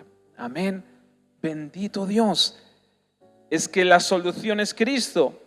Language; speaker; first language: Spanish; native; Spanish